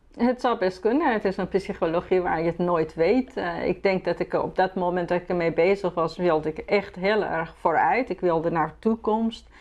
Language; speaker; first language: Dutch; non-native, fluent; Persian